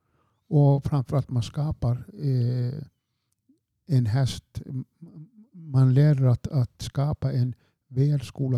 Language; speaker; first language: Swedish; non-native, fluent; Icelandic